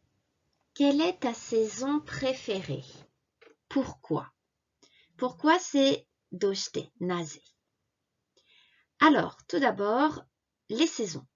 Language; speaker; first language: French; non-native, fluent; Japanese